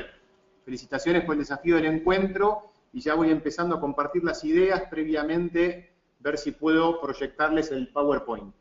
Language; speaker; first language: Spanish; native; Spanish